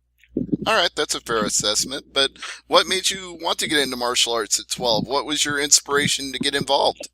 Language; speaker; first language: English; native; English